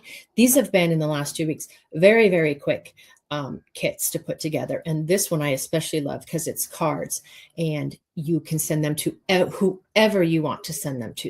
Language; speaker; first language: English; native; English